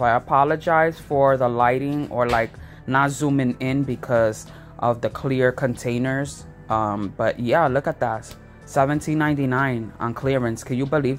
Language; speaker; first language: English; native; English